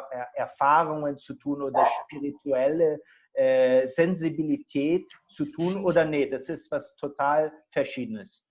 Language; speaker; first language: German; non-native, fluent; Portuguese